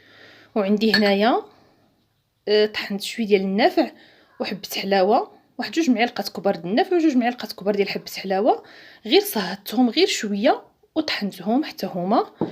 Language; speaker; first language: Arabic; native; Arabic